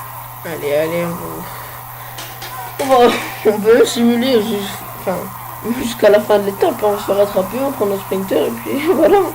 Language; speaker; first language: French; native; French